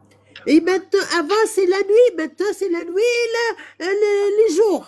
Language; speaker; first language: French; non-native, local second language; Arabic